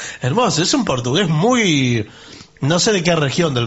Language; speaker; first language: Spanish; native; Spanish